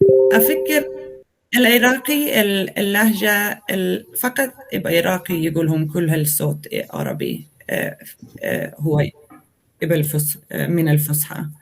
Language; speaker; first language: Arabic; non-native, learner; Swedish